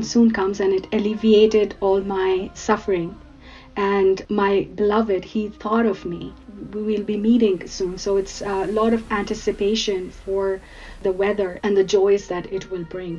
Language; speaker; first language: English; non-native, local second language; Urdu